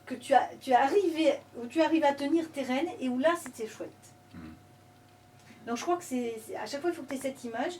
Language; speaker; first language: French; native; French